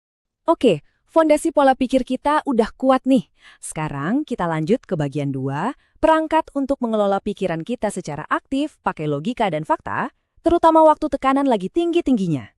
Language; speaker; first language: Indonesian; native; Indonesian